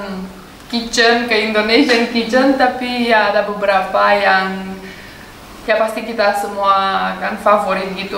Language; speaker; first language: Indonesian; non-native, learner; Russian